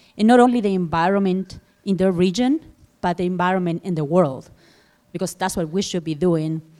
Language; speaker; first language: English; non-native, fluent; Spanish